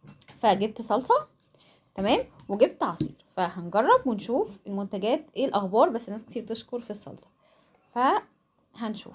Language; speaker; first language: Arabic; native; Arabic